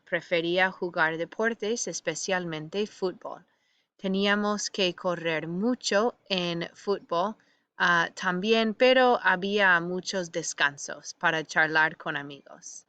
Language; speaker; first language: Spanish; non-native, fluent; English